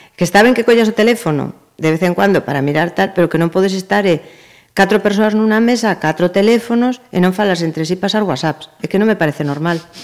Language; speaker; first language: Galician; native; Galician